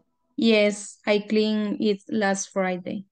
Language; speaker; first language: English; non-native, learner; Spanish